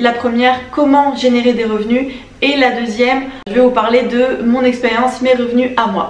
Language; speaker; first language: French; native; French